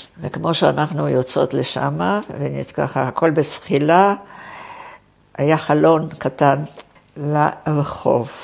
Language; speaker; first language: Hebrew; non-native, fluent; Polish